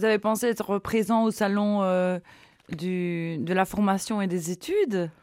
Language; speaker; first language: French; native; French